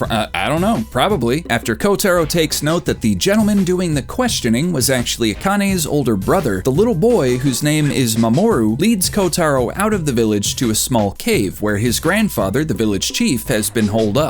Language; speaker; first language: English; native; English